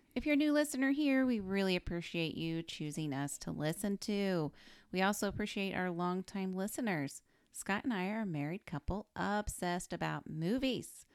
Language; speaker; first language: English; native; English